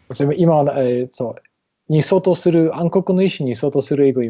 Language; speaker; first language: Japanese; non-native, learner; English